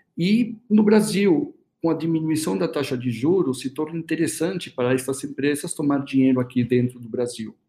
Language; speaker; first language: Portuguese; early bilingual, other home language; Spanish